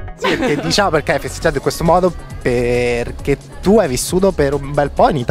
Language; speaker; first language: Italian; native; Italian